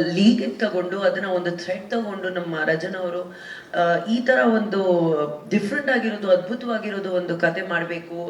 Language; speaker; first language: Kannada; non-native, local second language; Punjabi